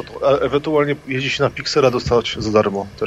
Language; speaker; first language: Polish; native; Polish